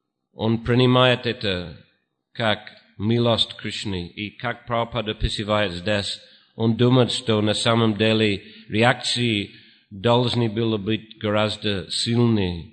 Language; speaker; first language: Russian; non-native, fluent; English